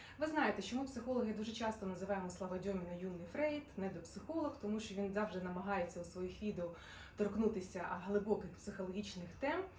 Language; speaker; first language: Ukrainian; non-native, local second language; Russian